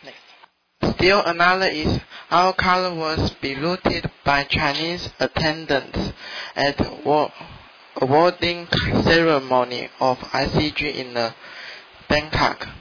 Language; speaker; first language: English; non-native, learner; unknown